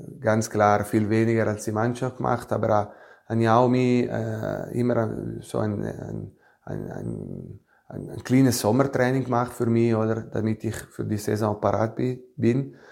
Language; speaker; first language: German; non-native, fluent; Italian